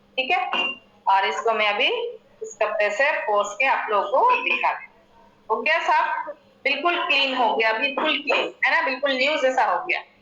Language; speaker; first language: Hindi; non-native, local second language; Assamese